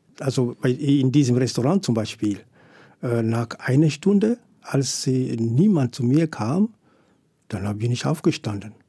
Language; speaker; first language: German; non-native, fluent; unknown